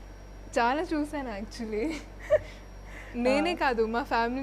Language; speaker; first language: Telugu; non-native, fluent; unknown